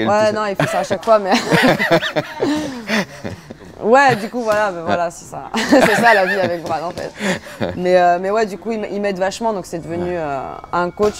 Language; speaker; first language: French; native; French